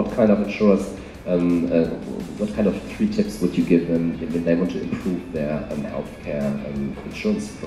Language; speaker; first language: English; non-native, fluent; German